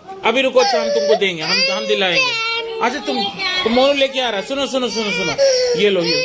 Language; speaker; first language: Hindi; native; Hindi